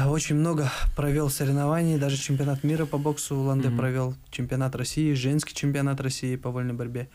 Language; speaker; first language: Russian; native; Russian